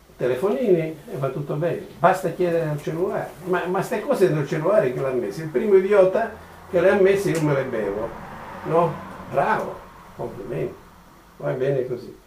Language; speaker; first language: Italian; native; Italian